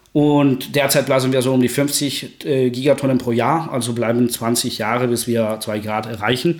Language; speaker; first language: German; non-native, fluent; Spanish